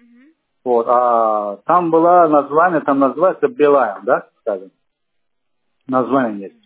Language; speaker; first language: Russian; non-native, fluent; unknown